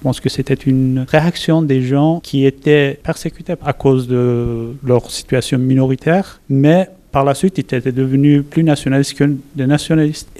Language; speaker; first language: French; non-native, fluent; Kurdish